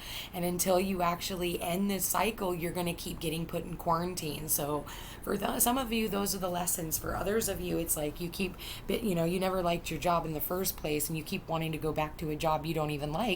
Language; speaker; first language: English; native; English